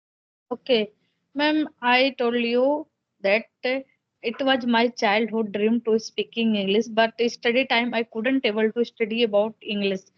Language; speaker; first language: English; non-native, local second language; Hindi